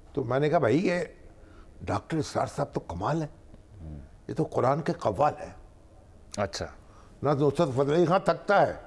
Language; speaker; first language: Urdu; native; Urdu